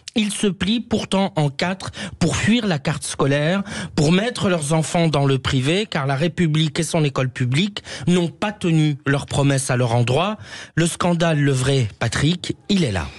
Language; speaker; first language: French; native; French